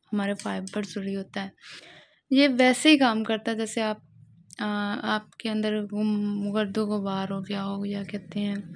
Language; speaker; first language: Urdu; non-native, local second language; Pashto